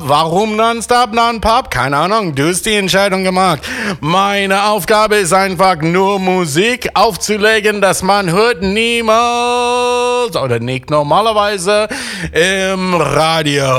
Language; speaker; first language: German; non-native, fluent; English